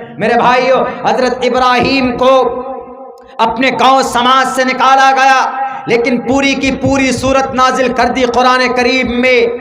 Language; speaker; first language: Urdu; native; Urdu